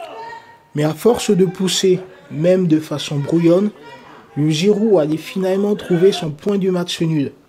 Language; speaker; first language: French; native; French